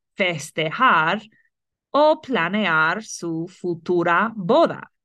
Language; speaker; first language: Spanish; non-native, fluent; English